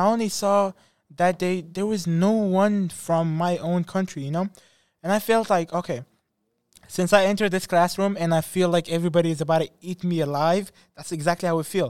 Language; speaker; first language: English; non-native, fluent; Persian